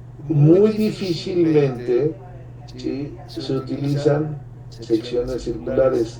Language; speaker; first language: Spanish; native; Spanish